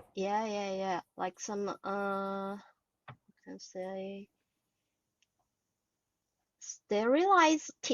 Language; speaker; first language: English; non-native, learner; Chinese